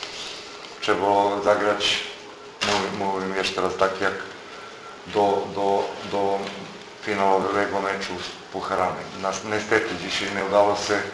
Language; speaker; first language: Polish; non-native, fluent; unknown